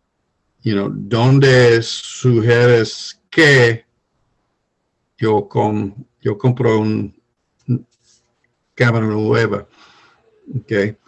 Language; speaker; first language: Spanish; non-native, learner; English